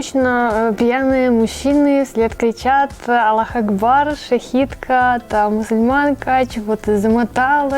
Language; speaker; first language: Russian; native; Russian